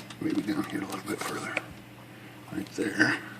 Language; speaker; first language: English; native; English